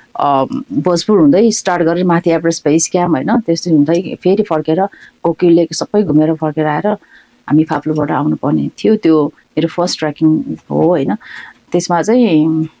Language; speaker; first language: Nepali; non-native, local second language; Sherpa